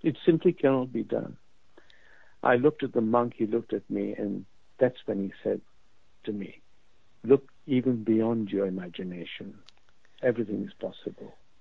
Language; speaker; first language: English; non-native, local second language; Urdu